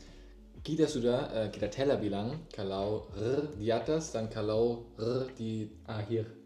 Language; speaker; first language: Indonesian; non-native, learner; German